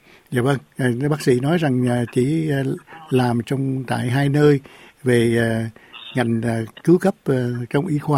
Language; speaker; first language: Vietnamese; native; Vietnamese